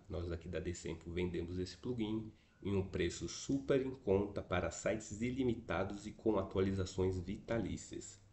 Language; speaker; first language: Portuguese; native; Portuguese